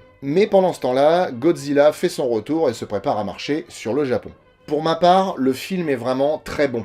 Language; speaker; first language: French; native; French